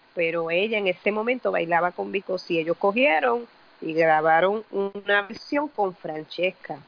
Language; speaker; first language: Spanish; native; Spanish